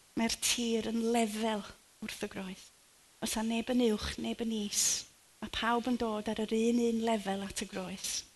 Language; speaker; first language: Welsh; native; Welsh